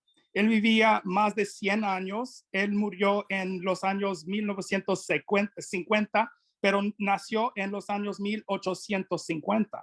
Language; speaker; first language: Spanish; non-native, fluent; English